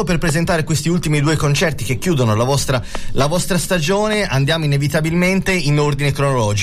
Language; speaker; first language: Italian; native; Italian